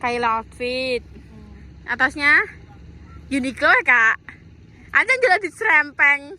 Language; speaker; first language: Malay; non-native, local second language; Javanese